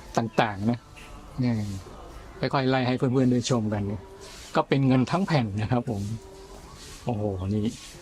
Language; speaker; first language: Thai; native; Thai